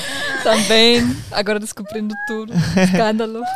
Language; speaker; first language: Portuguese; non-native, fluent; German